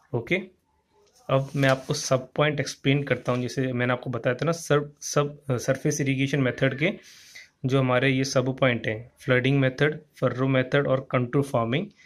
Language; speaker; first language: Hindi; native; Hindi